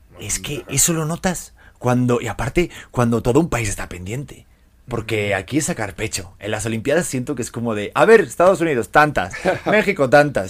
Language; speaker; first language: Spanish; native; Spanish